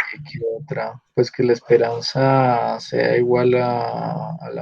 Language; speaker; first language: Spanish; native; Spanish